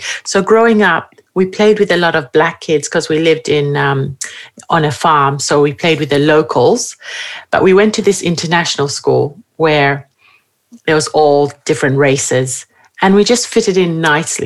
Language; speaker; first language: English; native; English